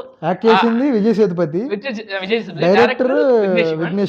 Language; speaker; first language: Telugu; native; Telugu